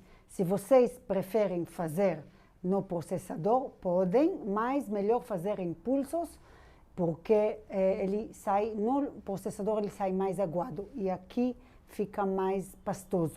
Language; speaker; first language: Portuguese; non-native, fluent; Hebrew